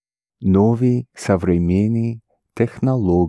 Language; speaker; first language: Russian; non-native, learner; English